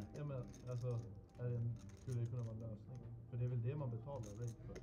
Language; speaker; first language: Swedish; native; Swedish